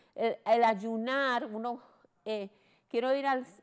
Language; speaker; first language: Spanish; early bilingual, heritage; Spanish